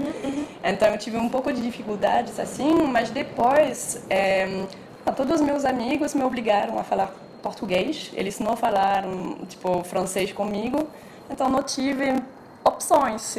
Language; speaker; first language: Portuguese; non-native, fluent; French